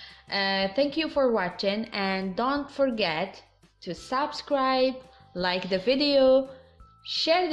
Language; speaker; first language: English; non-native, fluent; Arabic